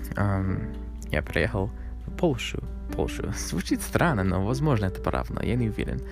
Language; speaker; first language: Russian; non-native, learner; English